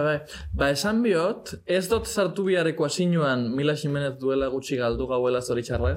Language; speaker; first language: Basque; non-native, local second language; Spanish